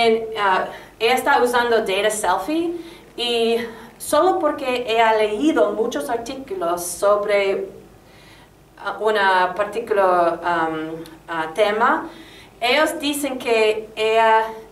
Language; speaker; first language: Spanish; non-native, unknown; English